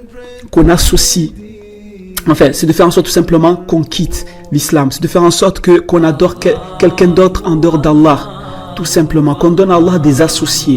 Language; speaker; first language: French; native; French